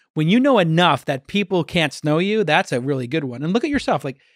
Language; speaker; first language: English; native; English